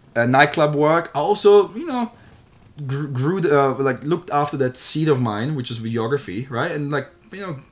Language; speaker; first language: English; non-native, fluent; German